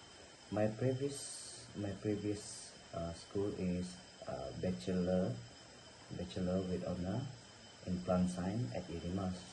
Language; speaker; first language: English; non-native, learner; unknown